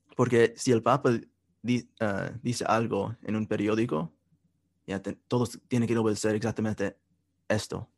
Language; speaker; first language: Spanish; non-native, fluent; English